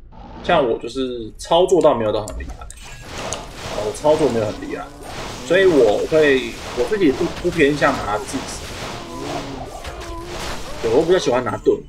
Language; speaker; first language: Chinese; native; Chinese